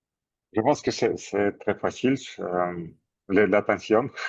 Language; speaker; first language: French; non-native, learner; Armenian